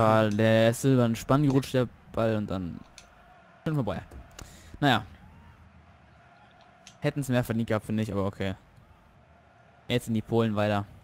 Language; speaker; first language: German; native; German